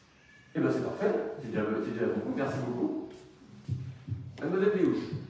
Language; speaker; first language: French; native; French